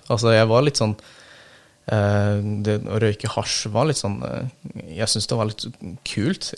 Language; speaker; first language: Norwegian; early bilingual, other home language; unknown